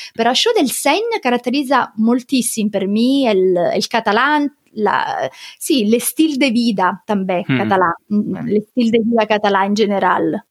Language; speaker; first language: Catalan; non-native, fluent; Italian